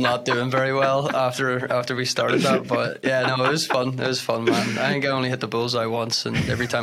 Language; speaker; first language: English; native; English